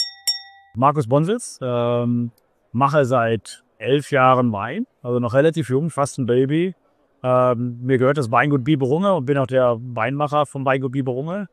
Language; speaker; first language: German; native; German